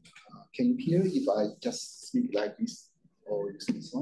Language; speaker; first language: English; non-native, fluent; Chinese